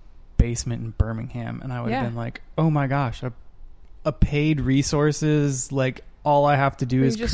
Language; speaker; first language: English; native; English